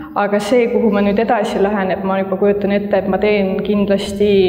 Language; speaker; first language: Estonian; native; Estonian